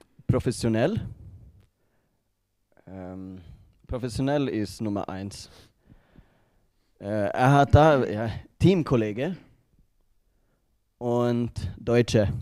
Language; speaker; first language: German; non-native, learner; Swedish